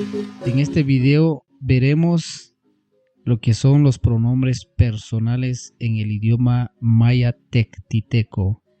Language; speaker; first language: Spanish; non-native, local second language; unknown